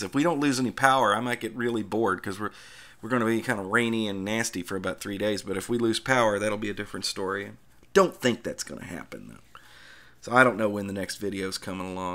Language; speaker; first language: English; native; English